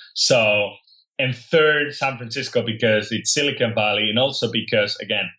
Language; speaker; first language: English; non-native, fluent; Spanish